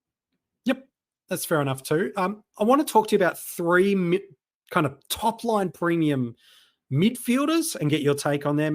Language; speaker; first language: English; native; English